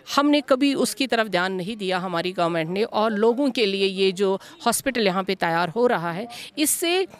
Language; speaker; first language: Hindi; non-native, local second language; Kashmiri